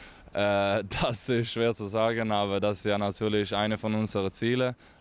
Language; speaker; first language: German; non-native, learner; Swedish